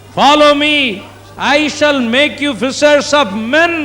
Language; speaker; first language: English; non-native, local second language; Tamil